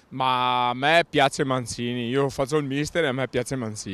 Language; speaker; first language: Italian; native; Italian